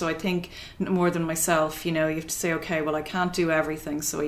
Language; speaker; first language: English; native; English